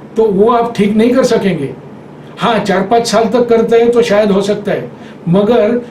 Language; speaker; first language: Hindi; non-native, local second language; Marathi